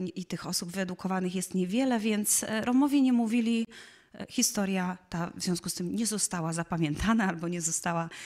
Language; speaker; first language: Polish; native; Polish